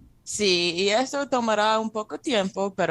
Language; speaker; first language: Spanish; non-native, fluent; English